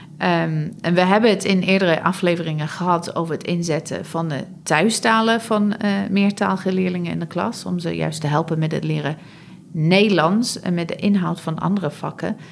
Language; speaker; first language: Dutch; non-native, fluent; English